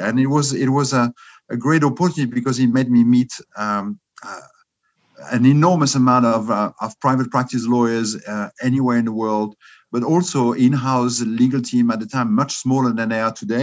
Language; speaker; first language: English; non-native, fluent; French